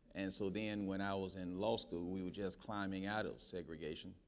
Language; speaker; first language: English; native; English